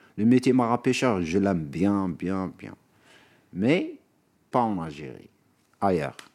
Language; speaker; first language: French; non-native, local second language; Arabic